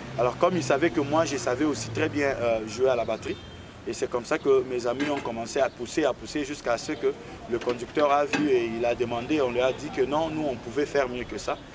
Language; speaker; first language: French; non-native, local second language; Swahili